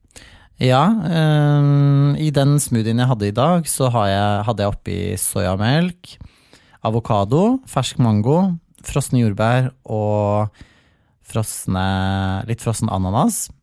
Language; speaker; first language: Norwegian; native; Norwegian